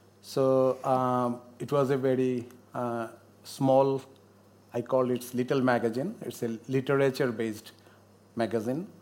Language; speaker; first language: English; non-native, local second language; Bangla